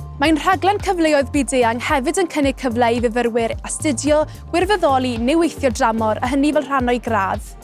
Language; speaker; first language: Welsh; native; Welsh